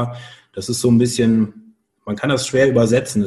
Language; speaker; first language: German; native; German